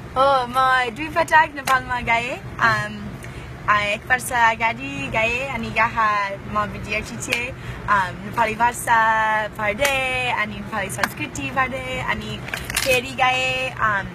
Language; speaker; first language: Nepali; non-native, learner; English